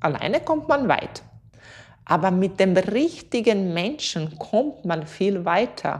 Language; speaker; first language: German; non-native, fluent; Latvian